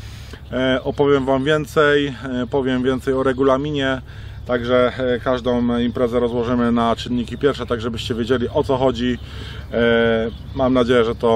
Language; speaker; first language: Polish; native; Polish